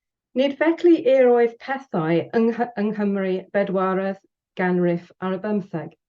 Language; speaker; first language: Welsh; non-native, learner; English